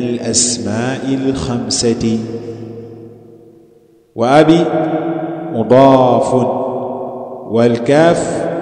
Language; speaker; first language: Arabic; non-native, fluent; Swahili